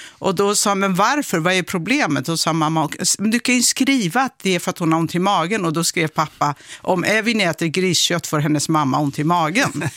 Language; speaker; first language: Swedish; early bilingual, other home language; Kurdish